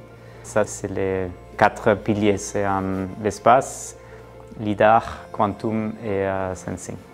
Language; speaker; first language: French; non-native, fluent; German